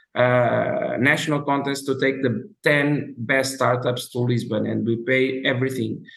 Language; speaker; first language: English; non-native, fluent; Portuguese